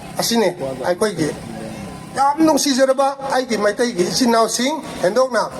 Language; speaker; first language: Manipuri; non-native, local second language; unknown